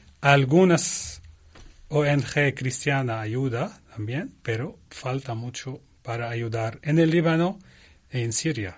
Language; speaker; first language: Spanish; non-native, learner; Arabic